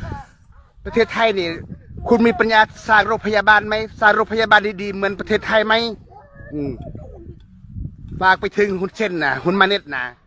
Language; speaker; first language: Thai; non-native, learner; Khmer